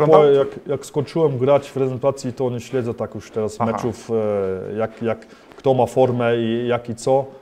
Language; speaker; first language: Polish; early bilingual, heritage; Polish